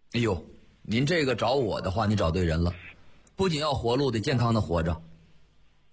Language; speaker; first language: Chinese; native; Chinese